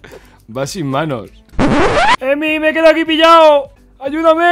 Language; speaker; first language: Spanish; native; Spanish